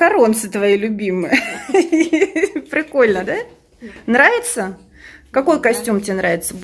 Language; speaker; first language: Russian; native; Russian